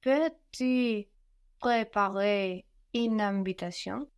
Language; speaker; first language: French; non-native, learner; English